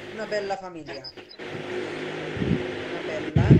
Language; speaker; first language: Italian; non-native, fluent; Bangla